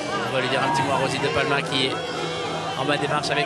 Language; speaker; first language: French; native; French